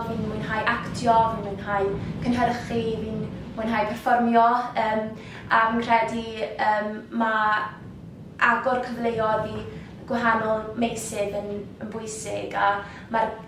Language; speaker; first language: Welsh; native; Welsh